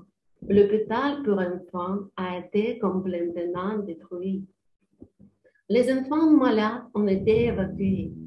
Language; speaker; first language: French; non-native, learner; Ukrainian